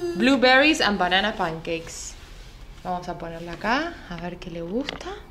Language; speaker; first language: Spanish; native; Spanish